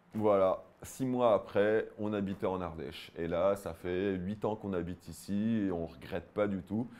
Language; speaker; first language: French; native; French